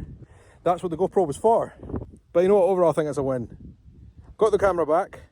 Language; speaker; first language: English; native; English